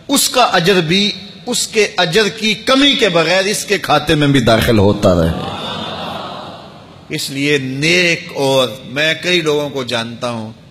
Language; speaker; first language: Urdu; native; Urdu